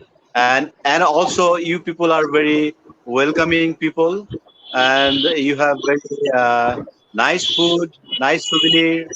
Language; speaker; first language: English; non-native, local second language; Bangla